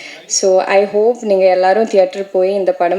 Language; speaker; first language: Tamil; non-native, learner; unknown